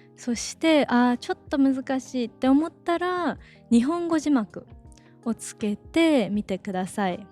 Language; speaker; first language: Japanese; native; Japanese